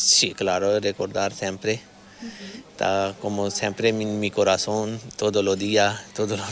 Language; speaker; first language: Spanish; non-native, learner; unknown